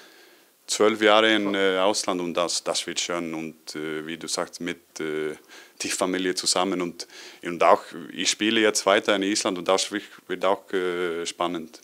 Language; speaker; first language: German; non-native, learner; Icelandic